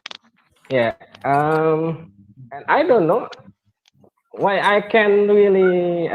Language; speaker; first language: English; non-native, learner; Indonesian